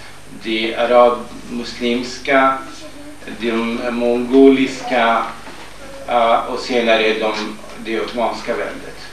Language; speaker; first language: Swedish; non-native, fluent; Kurdish